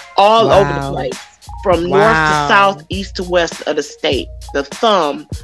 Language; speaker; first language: English; native; English